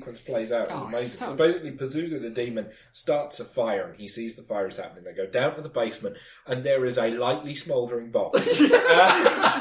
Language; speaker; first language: English; native; English